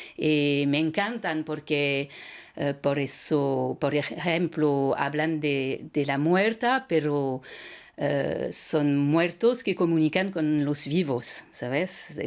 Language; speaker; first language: Spanish; non-native, fluent; French